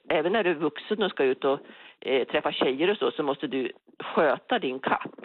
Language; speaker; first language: Swedish; native; Swedish